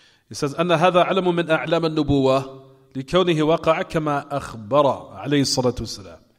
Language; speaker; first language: Arabic; non-native, fluent; English